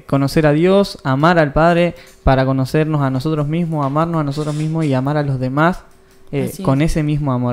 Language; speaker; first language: Spanish; native; Spanish